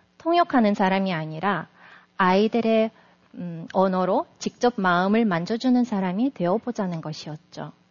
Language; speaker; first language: Korean; non-native, fluent; Russian